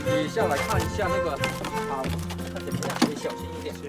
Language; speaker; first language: Chinese; non-native, local second language; Cantonese